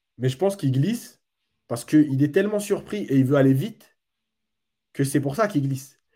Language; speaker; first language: French; native; French